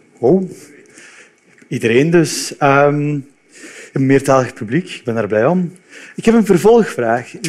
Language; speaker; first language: Dutch; early bilingual, other home language; Turkish